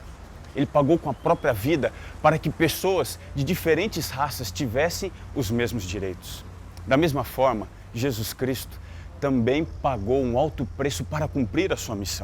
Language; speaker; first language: Portuguese; native; Portuguese